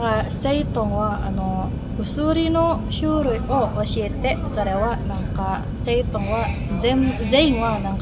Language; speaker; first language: Japanese; non-native, learner; Indonesian